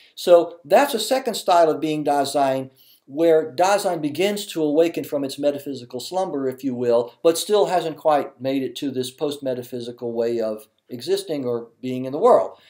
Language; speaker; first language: English; native; English